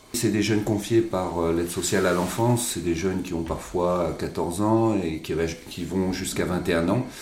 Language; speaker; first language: French; native; French